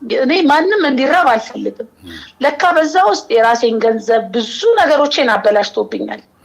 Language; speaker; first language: Amharic; native; Amharic